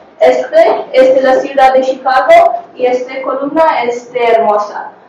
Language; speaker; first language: Spanish; non-native, fluent; English